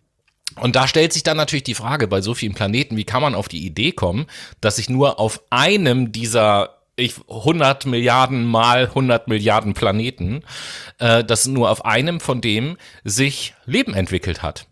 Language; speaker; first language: German; native; German